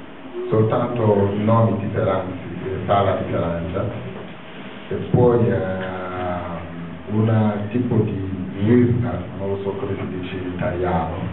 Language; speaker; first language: Italian; non-native, fluent; Wolof